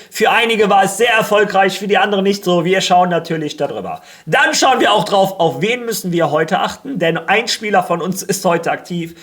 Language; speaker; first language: German; early bilingual, other home language; Spanish